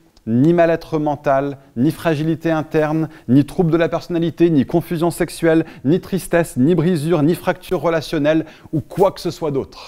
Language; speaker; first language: French; native; French